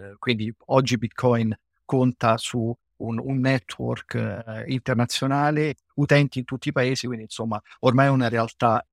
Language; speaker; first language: Italian; native; Italian